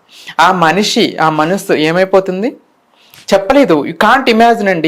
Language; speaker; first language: Telugu; native; Telugu